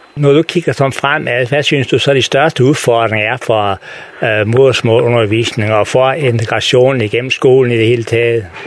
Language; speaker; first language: Danish; native; Danish